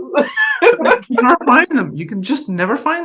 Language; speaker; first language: English; non-native, fluent; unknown